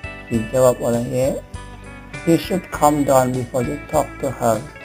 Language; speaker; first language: English; non-native, fluent; Indonesian